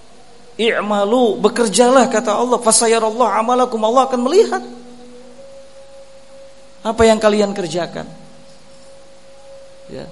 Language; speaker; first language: Indonesian; native; Indonesian